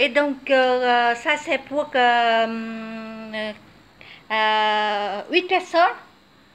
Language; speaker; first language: French; non-native, fluent; Vietnamese